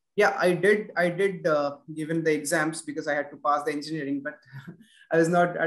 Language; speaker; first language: English; non-native, local second language; Bangla